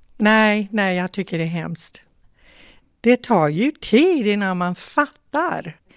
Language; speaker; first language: Swedish; non-native, fluent; English